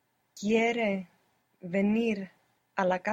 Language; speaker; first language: Spanish; non-native, learner; English